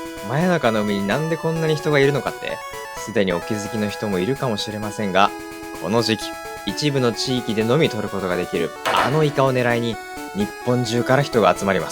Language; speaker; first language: Japanese; native; Japanese